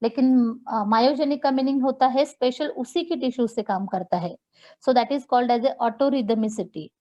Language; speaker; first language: Hindi; non-native, local second language; Marathi